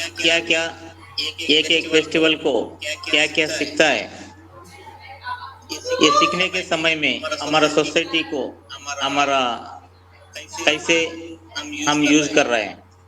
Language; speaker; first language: Hindi; non-native, local second language; Telugu